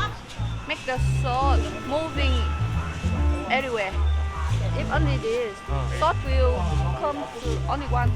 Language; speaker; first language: English; non-native, learner; Vietnamese